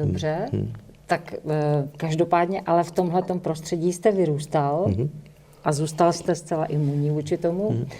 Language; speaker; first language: Czech; native; Czech